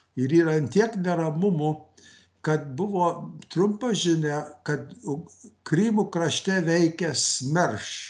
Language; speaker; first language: Lithuanian; early bilingual, heritage; Lithuanian